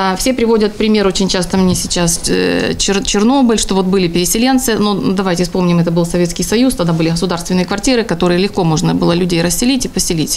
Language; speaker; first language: Russian; native; Russian